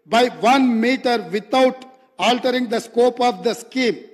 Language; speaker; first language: English; non-native, local second language; Telugu